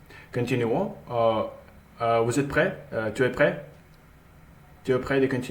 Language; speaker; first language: French; non-native, learner; Russian